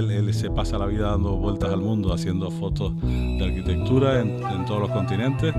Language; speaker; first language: Spanish; native; Spanish